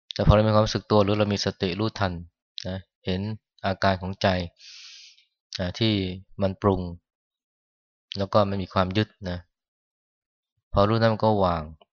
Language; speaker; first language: Thai; native; Thai